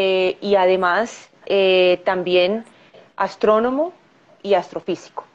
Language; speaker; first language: Spanish; native; Spanish